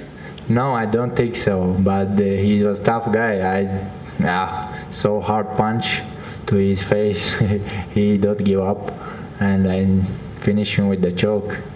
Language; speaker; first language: English; non-native, learner; Chechen